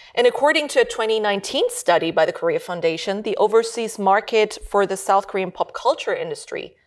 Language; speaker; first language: English; early bilingual, heritage; German